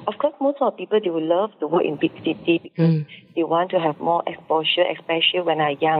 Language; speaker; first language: English; non-native, local second language; Min Nan Chinese